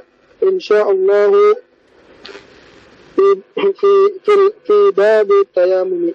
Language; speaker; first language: Arabic; non-native, learner; Indonesian